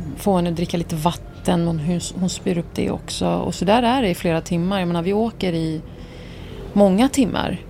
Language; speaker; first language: Swedish; early bilingual, other home language; Arabic